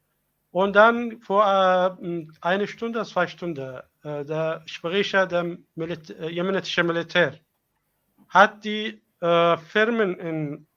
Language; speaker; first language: German; non-native, learner; Arabic